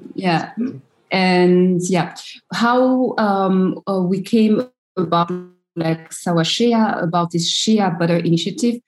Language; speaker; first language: English; non-native, fluent; French